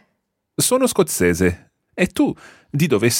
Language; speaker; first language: Italian; non-native, fluent; English